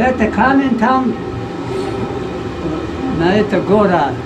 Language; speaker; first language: Russian; non-native, learner; Tajik